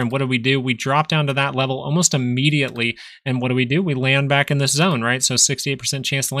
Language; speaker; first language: English; native; English